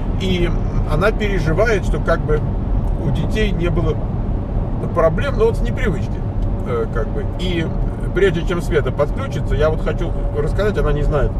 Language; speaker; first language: Russian; native; Russian